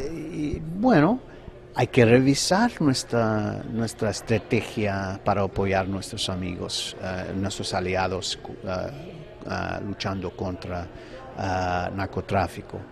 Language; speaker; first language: Spanish; non-native, fluent; English